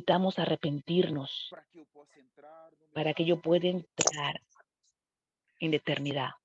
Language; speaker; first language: Spanish; non-native, fluent; Portuguese